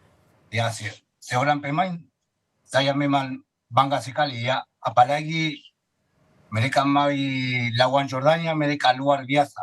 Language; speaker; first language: Indonesian; non-native, fluent; Spanish